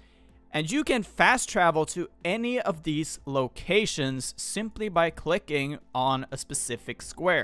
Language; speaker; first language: English; non-native, fluent; Swedish